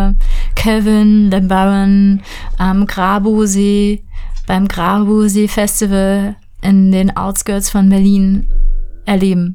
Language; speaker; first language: German; native; German